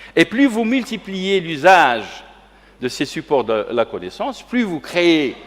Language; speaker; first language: French; non-native, local second language; Arabic